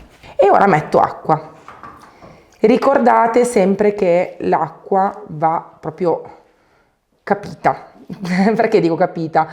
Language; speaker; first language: Italian; native; Italian